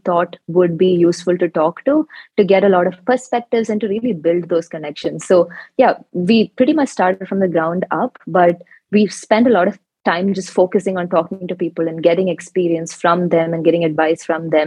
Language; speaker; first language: English; non-native, local second language; Malayalam